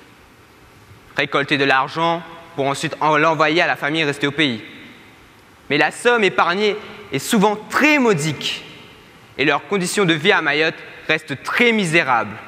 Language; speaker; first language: French; native; French